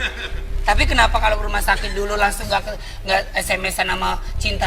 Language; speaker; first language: Indonesian; native; Indonesian